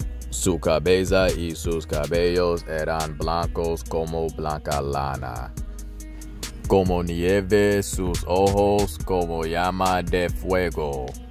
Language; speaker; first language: Spanish; non-native, learner; English